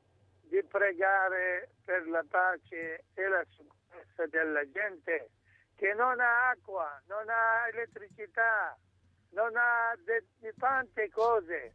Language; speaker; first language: Italian; non-native, fluent; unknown